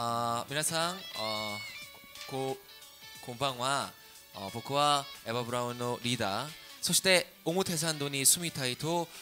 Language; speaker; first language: Japanese; non-native, learner; Korean